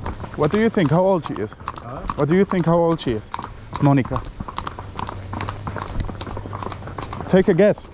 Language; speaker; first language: English; non-native, fluent; German